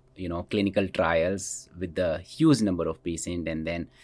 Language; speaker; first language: English; non-native, local second language; Hindi